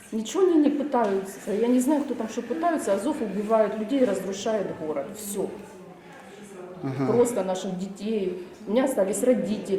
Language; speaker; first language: Russian; native; Russian